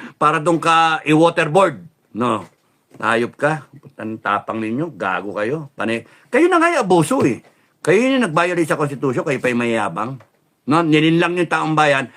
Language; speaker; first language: Filipino; native; Filipino